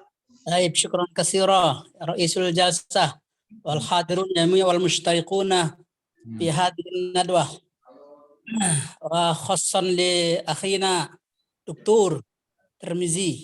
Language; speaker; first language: Arabic; non-native, fluent; Indonesian